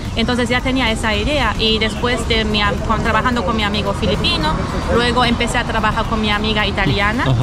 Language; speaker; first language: Spanish; non-native, fluent; German